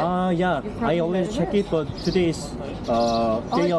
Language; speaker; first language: English; non-native, learner; Korean